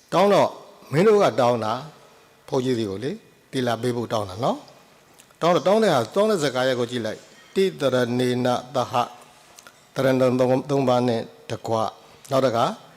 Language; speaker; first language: Burmese; native; Burmese